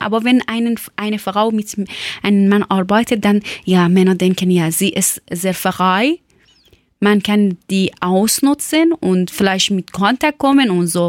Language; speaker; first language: German; non-native, learner; Persian